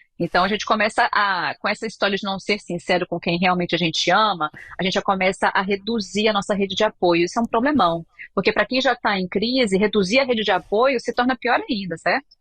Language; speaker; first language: Portuguese; native; Portuguese